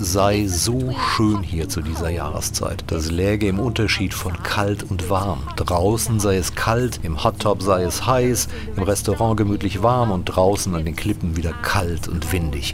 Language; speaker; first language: German; native; German